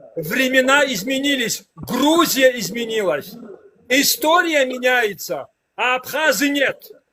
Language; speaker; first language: Russian; non-native, local second language; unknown